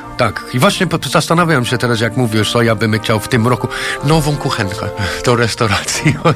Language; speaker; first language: Polish; non-native, fluent; English